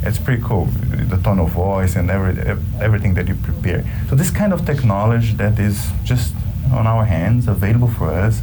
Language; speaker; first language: English; non-native, fluent; Portuguese